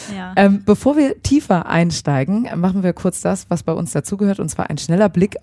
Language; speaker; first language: German; native; German